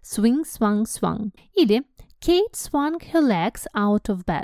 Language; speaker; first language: English; non-native, fluent; Russian